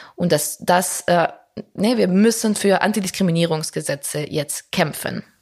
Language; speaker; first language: German; non-native, fluent; Spanish